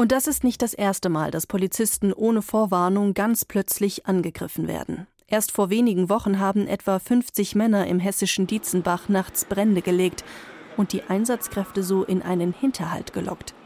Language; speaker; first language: German; native; German